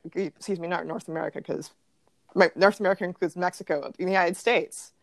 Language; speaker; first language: English; native; English